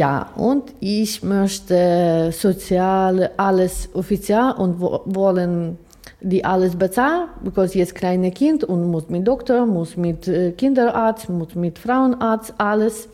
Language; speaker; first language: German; non-native, learner; Ukrainian